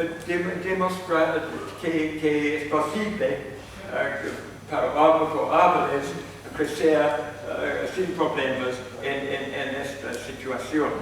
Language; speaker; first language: Spanish; non-native, fluent; English